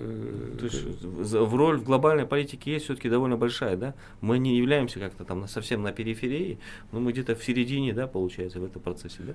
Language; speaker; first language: Russian; non-native, local second language; Kyrgyz